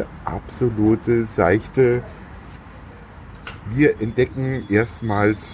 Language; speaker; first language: German; native; German